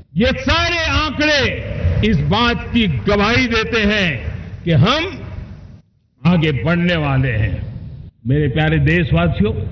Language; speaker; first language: Hindi; non-native, local second language; Gujarati